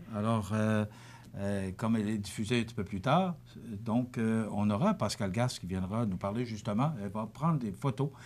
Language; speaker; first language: French; native; French